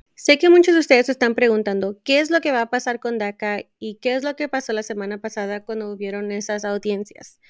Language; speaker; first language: Spanish; early bilingual, heritage; Spanish